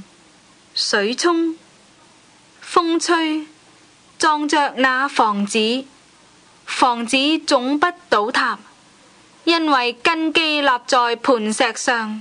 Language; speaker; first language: Cantonese; native; Cantonese